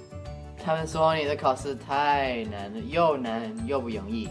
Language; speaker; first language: Chinese; non-native, learner; English